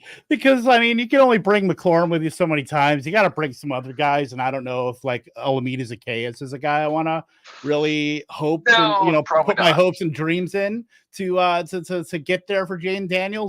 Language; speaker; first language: English; native; English